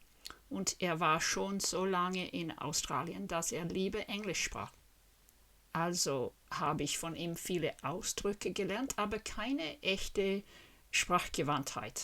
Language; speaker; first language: German; non-native, fluent; English